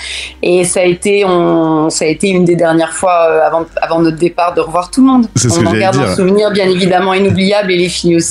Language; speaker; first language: French; native; French